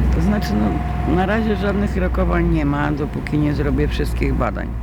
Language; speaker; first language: Polish; native; Polish